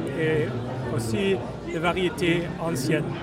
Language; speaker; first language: French; non-native, learner; German